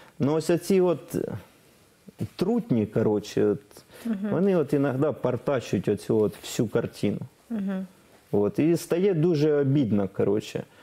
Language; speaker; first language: Ukrainian; non-native, local second language; Russian